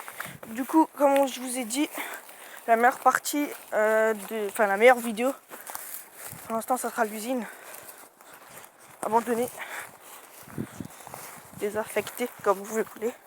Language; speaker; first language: French; native; French